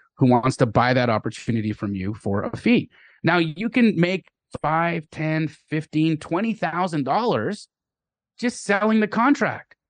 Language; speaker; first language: English; native; English